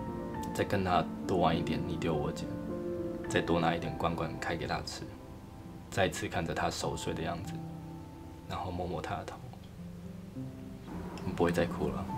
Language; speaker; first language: Chinese; native; Chinese